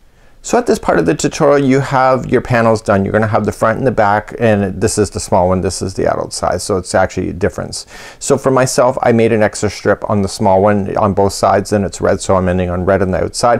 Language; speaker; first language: English; native; English